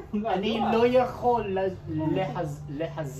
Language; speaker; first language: Hebrew; non-native, learner; English